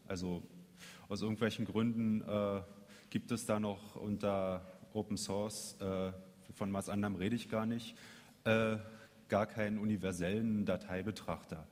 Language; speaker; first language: German; native; German